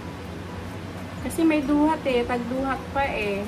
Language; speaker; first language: Filipino; native; Filipino